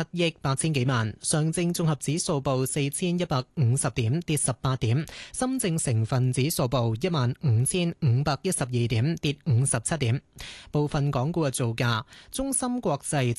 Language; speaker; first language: Cantonese; native; Cantonese